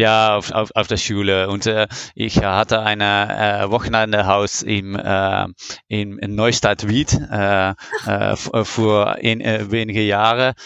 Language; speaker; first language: German; non-native, learner; Dutch